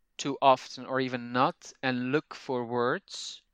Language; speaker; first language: English; non-native, fluent; Dutch